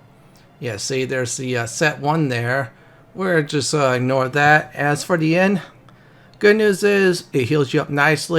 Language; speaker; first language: English; native; English